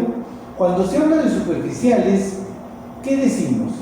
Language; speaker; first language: Spanish; native; Spanish